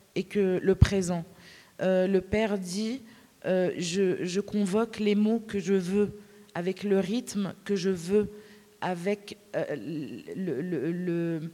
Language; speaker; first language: French; native; French